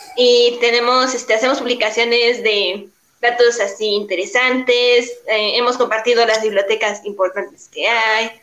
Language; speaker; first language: Spanish; native; Spanish